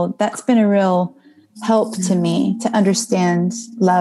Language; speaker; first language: English; native; English